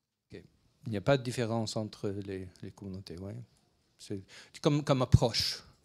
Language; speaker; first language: French; non-native, learner; English